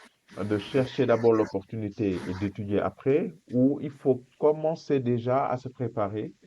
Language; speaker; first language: French; non-native, fluent; Portuguese